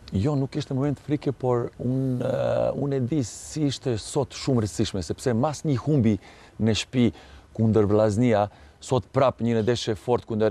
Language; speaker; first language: Albanian; non-native, learner; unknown